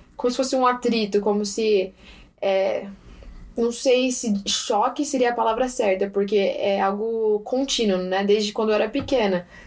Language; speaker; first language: Portuguese; early bilingual, heritage; Portuguese